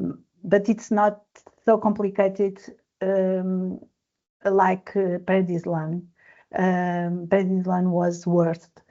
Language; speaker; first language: English; non-native, learner; Portuguese